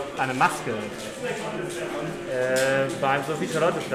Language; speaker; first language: German; native; German